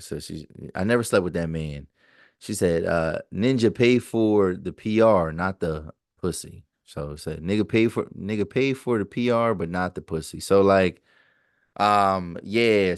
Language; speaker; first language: English; native; English